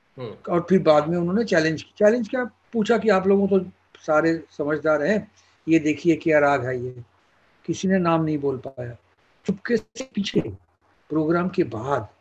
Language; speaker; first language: Hindi; non-native, local second language; Bangla